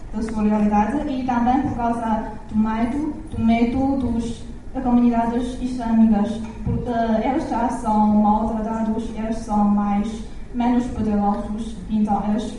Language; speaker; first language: Portuguese; non-native, learner; Chinese